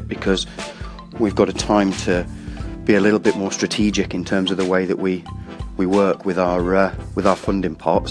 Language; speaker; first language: English; native; English